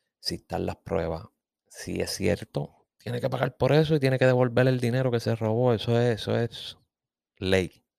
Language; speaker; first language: Spanish; native; Spanish